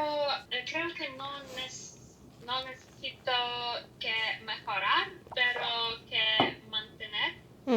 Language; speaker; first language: Spanish; non-native, learner; German